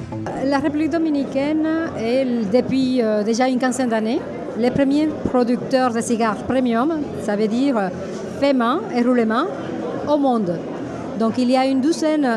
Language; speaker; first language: French; native; French